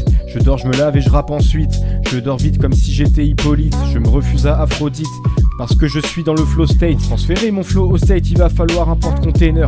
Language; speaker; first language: French; native; French